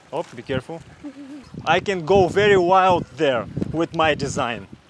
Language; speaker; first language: English; non-native, fluent; Bulgarian